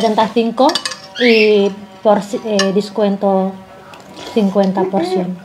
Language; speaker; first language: Spanish; non-native, learner; Indonesian